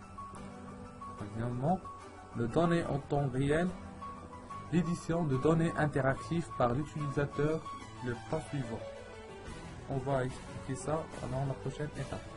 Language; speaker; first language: French; non-native, learner; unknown